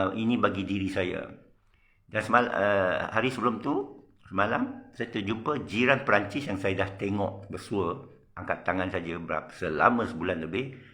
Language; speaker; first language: Malay; non-native, local second language; Chinese